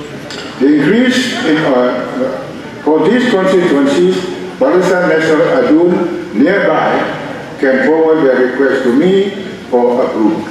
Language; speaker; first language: English; non-native, local second language; Malay